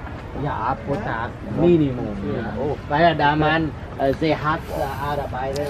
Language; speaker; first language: German; non-native, learner; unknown